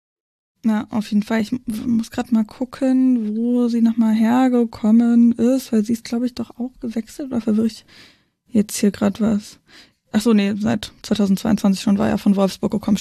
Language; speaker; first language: German; native; German